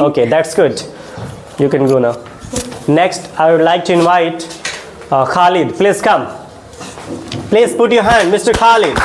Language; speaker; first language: English; non-native, local second language; Hindi